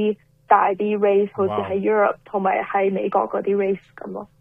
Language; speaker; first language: Cantonese; early bilingual, heritage; Cantonese